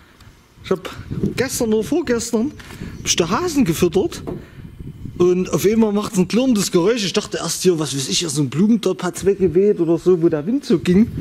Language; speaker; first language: German; native; German